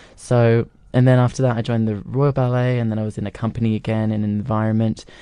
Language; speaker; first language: English; native; English